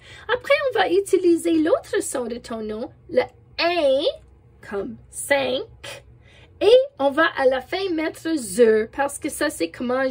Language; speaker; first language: French; non-native, fluent; English